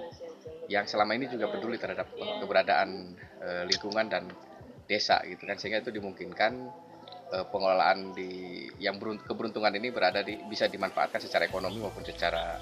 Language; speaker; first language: Indonesian; native; Indonesian